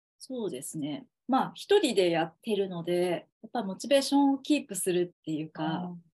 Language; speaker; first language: Japanese; native; Japanese